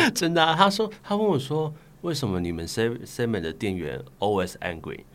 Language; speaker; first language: Chinese; native; Chinese